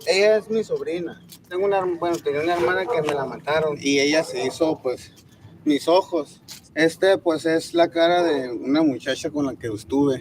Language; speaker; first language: Spanish; native; Spanish